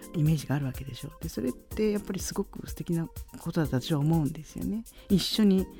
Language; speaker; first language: Japanese; native; Japanese